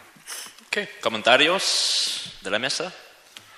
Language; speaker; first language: Spanish; non-native, learner; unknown